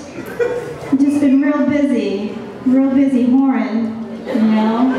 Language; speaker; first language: English; native; English